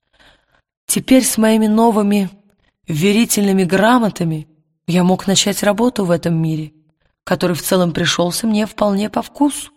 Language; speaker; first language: Russian; native; Russian